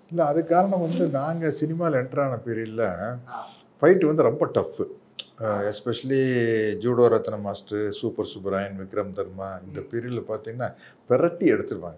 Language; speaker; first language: Tamil; native; Tamil